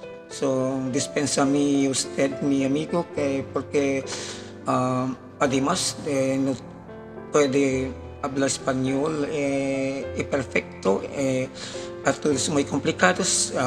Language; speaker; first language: Spanish; non-native, learner; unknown